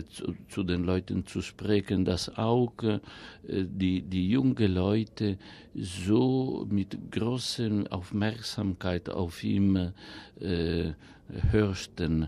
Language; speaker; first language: German; non-native, fluent; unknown